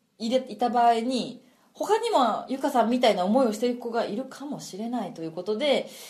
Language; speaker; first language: Japanese; native; Japanese